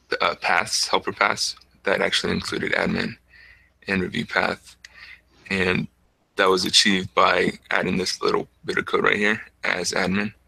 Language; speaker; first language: English; native; English